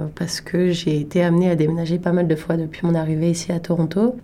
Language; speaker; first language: French; native; French